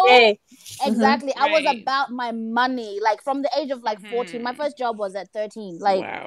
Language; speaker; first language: English; early bilingual, other home language; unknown